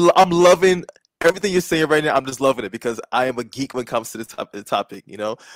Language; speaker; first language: English; native; English